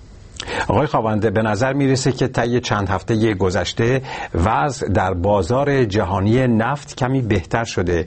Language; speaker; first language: Persian; native; Persian